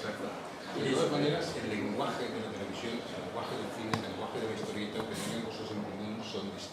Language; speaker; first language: Spanish; native; Spanish